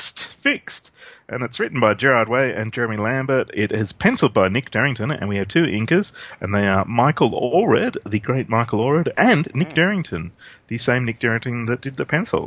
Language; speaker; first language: English; native; English